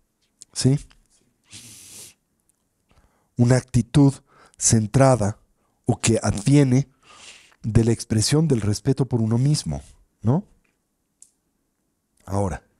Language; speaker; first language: Spanish; native; Spanish